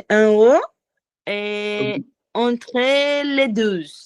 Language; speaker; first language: French; non-native, learner; Portuguese